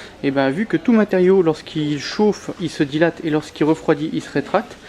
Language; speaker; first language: French; native; French